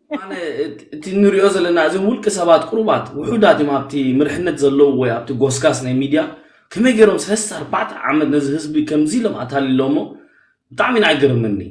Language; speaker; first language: Tigrinya; early bilingual, heritage; Tigrinya